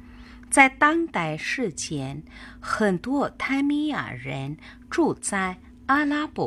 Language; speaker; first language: Chinese; non-native, fluent; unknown